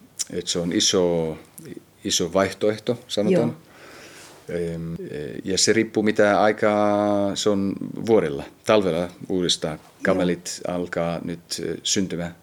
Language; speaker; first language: Finnish; early bilingual, heritage; Finnish